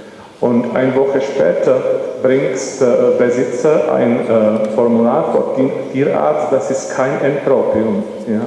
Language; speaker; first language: German; non-native, learner; Czech